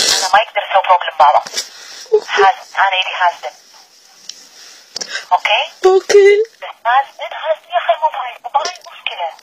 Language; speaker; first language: Arabic; non-native, learner; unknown